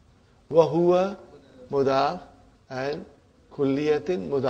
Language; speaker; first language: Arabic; non-native, fluent; Urdu